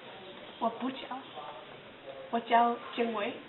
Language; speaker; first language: Chinese; non-native, learner; Danish